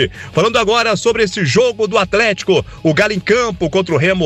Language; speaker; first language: Portuguese; native; Portuguese